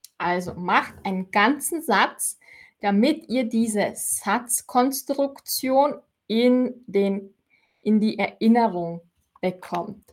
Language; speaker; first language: German; native; German